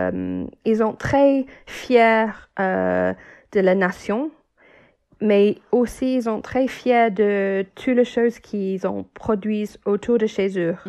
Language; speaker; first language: French; non-native, fluent; English